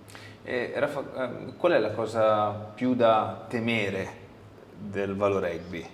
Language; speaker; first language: Italian; native; Italian